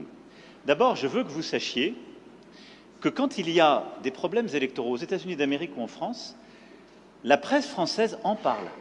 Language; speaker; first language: French; native; French